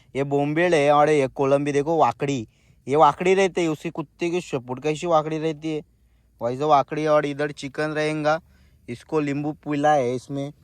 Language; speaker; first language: Hindi; non-native, local second language; Marathi